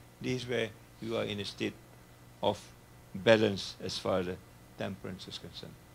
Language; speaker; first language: English; non-native, local second language; Malay